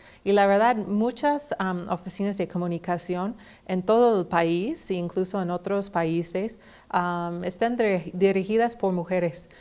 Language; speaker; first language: Spanish; non-native, fluent; English